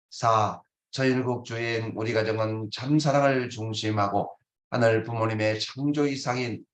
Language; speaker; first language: Korean; native; Korean